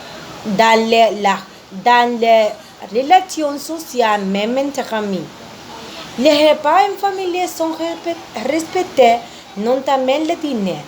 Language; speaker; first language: French; non-native, learner; Spanish